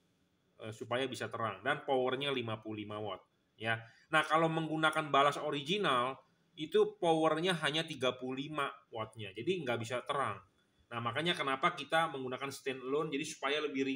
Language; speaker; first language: Indonesian; native; Indonesian